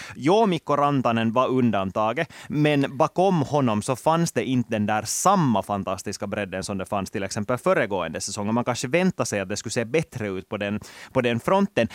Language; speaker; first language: Swedish; native; Swedish